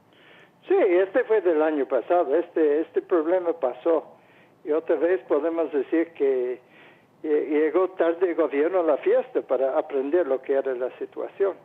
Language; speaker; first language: Spanish; non-native, fluent; English